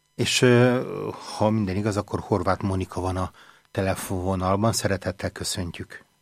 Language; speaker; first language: Hungarian; native; Hungarian